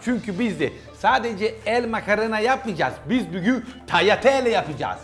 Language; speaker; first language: Turkish; non-native, learner; Italian